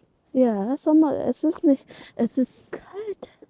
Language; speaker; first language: German; non-native, learner; Indonesian